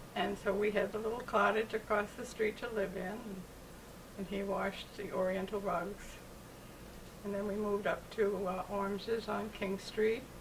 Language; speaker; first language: English; native; English